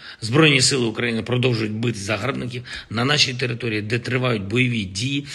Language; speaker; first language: Ukrainian; non-native, local second language; Russian